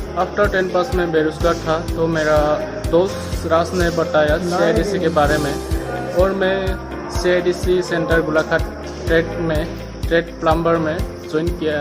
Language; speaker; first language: Hindi; non-native, local second language; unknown